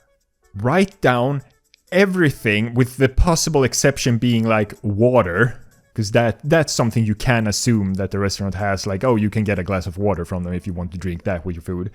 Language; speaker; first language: English; non-native, fluent; Swedish